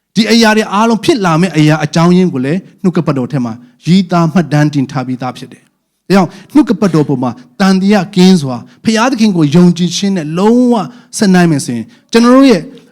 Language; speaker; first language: Burmese; non-native, local second language; Hakha Chin